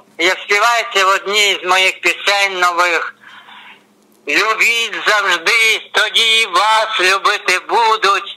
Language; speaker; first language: Ukrainian; native; Ukrainian